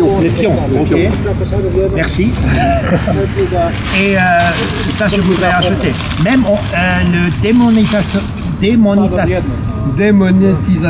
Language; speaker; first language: French; non-native, learner; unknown